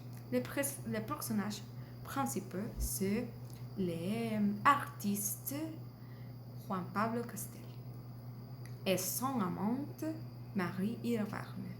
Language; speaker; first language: French; non-native, learner; Spanish